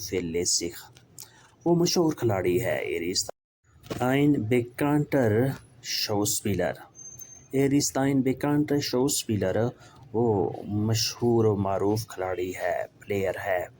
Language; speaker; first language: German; non-native, fluent; Urdu